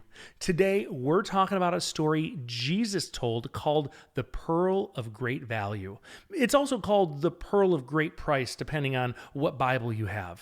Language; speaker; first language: English; native; English